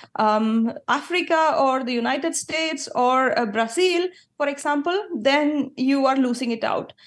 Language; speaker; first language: English; non-native, local second language; Malayalam